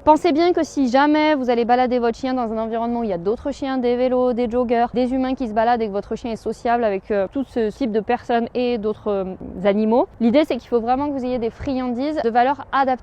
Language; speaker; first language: French; native; French